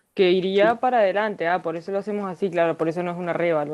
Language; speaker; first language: Spanish; native; Spanish